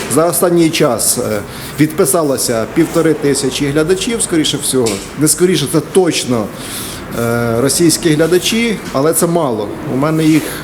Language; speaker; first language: Ukrainian; non-native, local second language; Russian